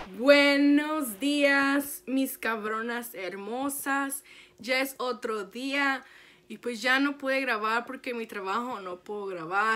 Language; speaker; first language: Spanish; early bilingual, heritage; Spanish